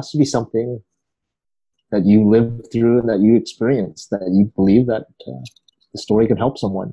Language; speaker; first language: English; native; English